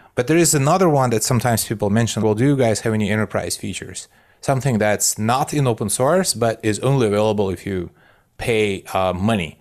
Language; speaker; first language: English; non-native, fluent; Russian